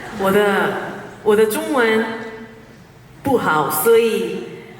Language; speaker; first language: Chinese; non-native, learner; Korean